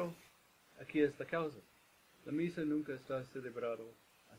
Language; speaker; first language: Spanish; non-native, fluent; English